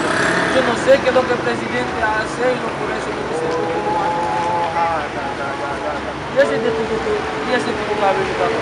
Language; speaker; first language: Spanish; non-native, learner; Haitian Creole